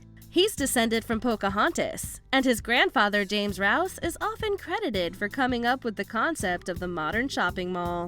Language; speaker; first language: English; native; English